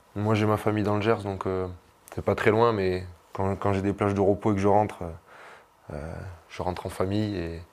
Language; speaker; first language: French; native; French